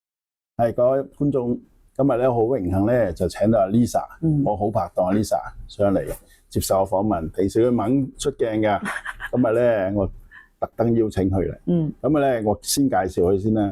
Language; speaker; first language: Cantonese; native; Cantonese